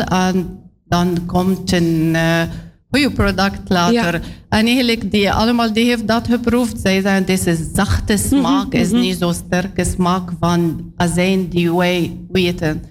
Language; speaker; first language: Dutch; non-native, learner; Arabic